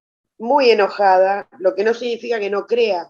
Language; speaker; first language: Spanish; native; Spanish